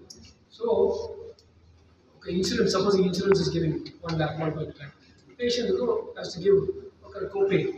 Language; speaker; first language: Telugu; non-native, learner; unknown